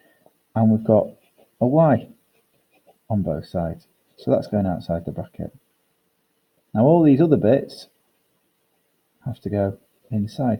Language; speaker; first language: English; native; English